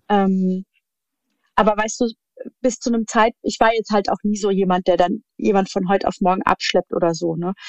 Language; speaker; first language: German; native; German